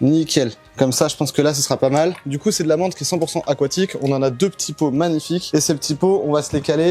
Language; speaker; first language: French; native; French